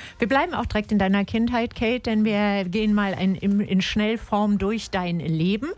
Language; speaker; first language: German; native; German